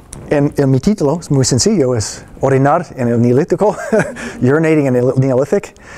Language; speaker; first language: Spanish; non-native, fluent; English